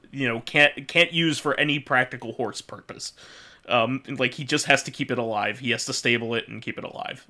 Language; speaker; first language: English; native; English